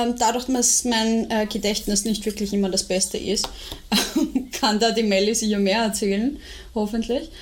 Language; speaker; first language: German; early bilingual, other home language; Bosnian